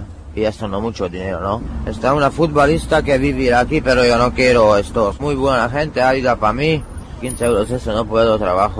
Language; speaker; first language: Spanish; non-native, learner; Hungarian